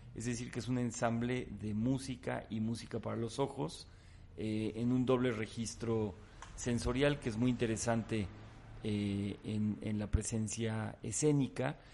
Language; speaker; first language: Spanish; native; Spanish